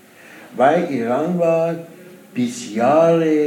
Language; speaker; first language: German; non-native, learner; Persian